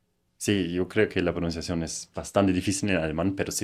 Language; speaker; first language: Spanish; non-native, fluent; German